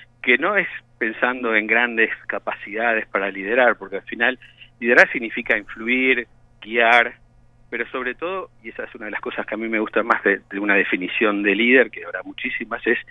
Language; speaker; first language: Spanish; native; Spanish